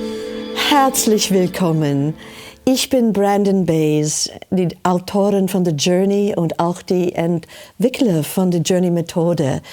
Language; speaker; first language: German; non-native, learner; English